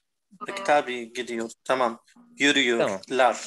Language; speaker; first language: Turkish; non-native, learner; Arabic